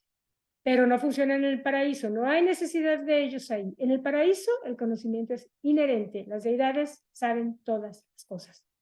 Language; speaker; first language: Spanish; native; Spanish